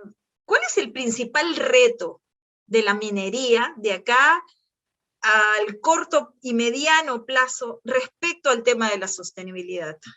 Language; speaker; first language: Spanish; native; Spanish